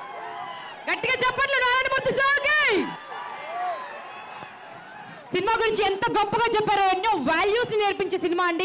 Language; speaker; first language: Telugu; native; Telugu